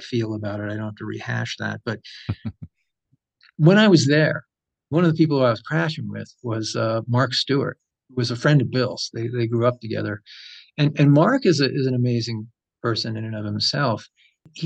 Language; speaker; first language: English; native; English